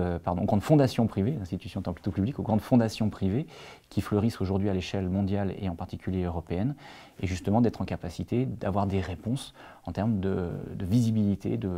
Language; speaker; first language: French; native; French